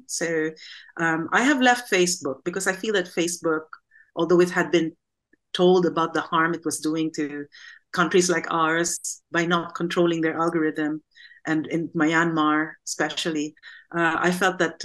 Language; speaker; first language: English; non-native, local second language; Filipino